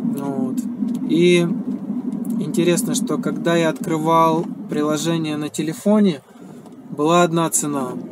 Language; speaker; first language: Russian; native; Russian